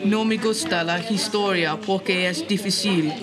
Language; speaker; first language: Spanish; non-native, learner; English